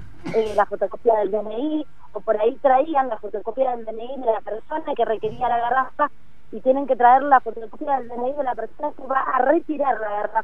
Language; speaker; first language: Spanish; native; Spanish